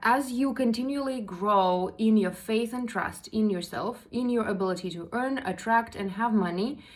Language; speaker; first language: English; non-native, fluent; Russian